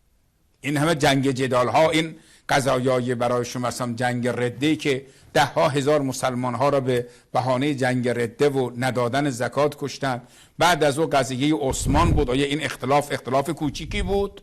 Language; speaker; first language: Persian; native; Persian